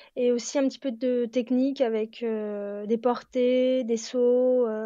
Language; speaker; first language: French; native; French